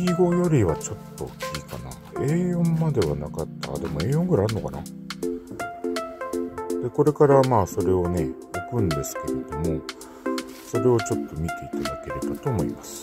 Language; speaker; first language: Japanese; native; Japanese